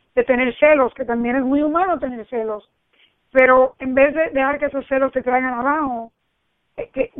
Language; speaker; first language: Spanish; early bilingual, heritage; Spanish